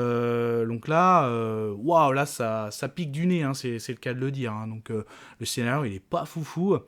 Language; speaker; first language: French; native; French